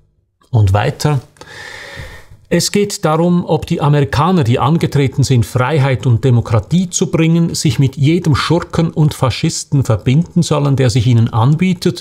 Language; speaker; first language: German; native; German